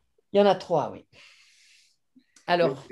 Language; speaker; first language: French; native; French